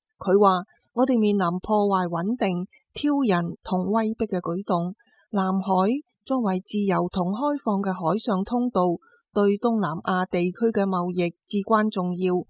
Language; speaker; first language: Chinese; non-native, local second language; Cantonese